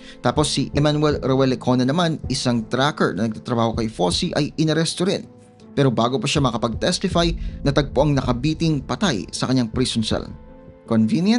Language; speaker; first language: Filipino; native; Filipino